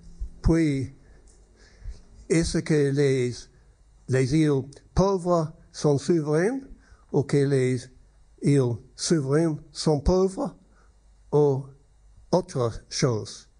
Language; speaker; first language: French; non-native, learner; English